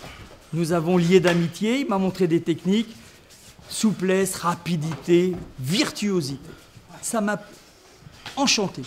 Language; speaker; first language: French; native; French